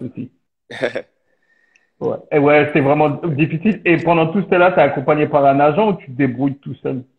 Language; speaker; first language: French; native; French